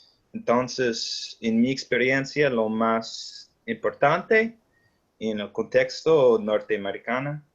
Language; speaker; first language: Spanish; non-native, fluent; English